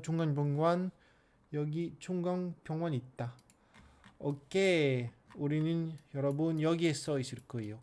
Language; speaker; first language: Korean; non-native, learner; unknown